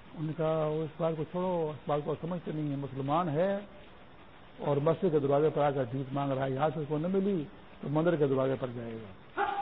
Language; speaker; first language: Urdu; non-native, local second language; Pashto